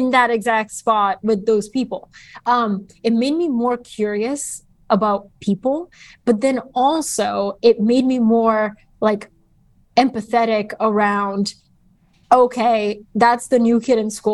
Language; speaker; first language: English; early bilingual, other home language; Bulgarian